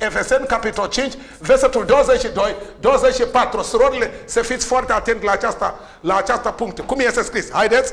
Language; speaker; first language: Romanian; non-native, learner; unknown